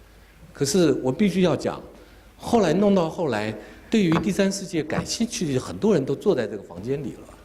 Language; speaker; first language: Chinese; native; Chinese